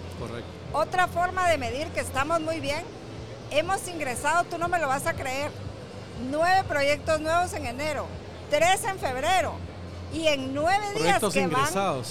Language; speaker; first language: Spanish; native; Spanish